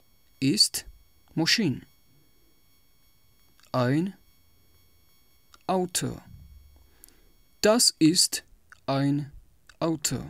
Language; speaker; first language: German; non-native, fluent; Tajik